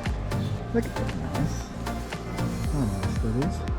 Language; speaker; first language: English; non-native, learner; Italian